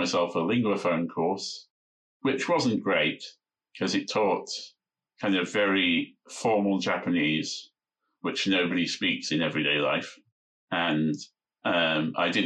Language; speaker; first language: English; native; English